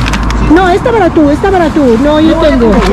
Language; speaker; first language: Spanish; non-native, learner; Filipino